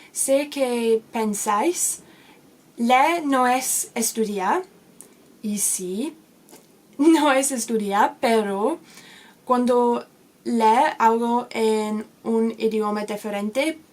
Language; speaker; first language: Spanish; non-native, learner; English